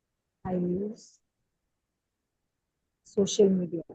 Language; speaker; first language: English; non-native, learner; Tamil